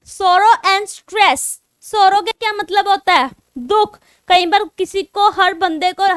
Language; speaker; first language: Hindi; non-native, local second language; Punjabi